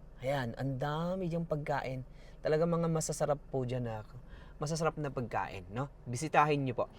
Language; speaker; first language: Filipino; non-native, local second language; Cebuano